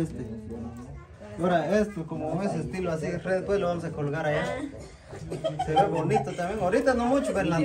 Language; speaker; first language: Spanish; native; Spanish